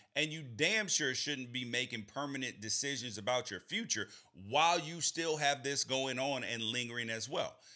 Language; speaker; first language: English; native; English